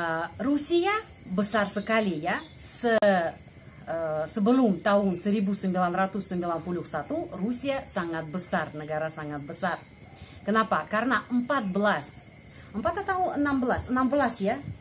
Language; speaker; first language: Indonesian; non-native, fluent; Russian